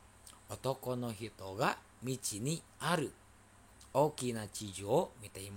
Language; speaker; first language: Japanese; non-native, fluent; Indonesian